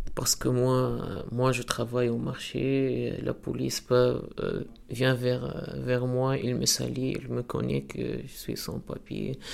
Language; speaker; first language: French; non-native, local second language; Arabic